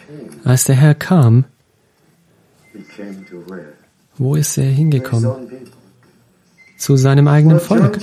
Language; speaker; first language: German; non-native, fluent; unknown